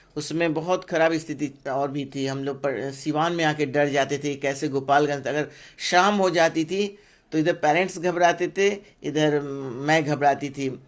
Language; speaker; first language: Hindi; non-native, local second language; Bangla